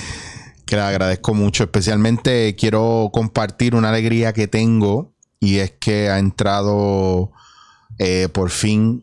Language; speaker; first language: Spanish; native; Spanish